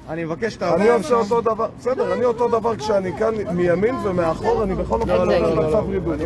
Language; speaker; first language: Hebrew; native; Hebrew